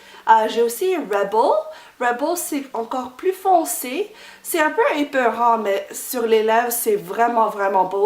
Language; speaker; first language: French; non-native, fluent; English